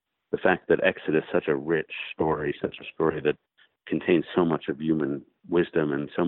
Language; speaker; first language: English; native; English